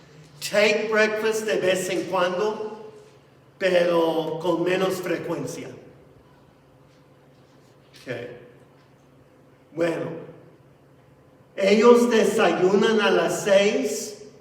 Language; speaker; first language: Spanish; non-native, fluent; English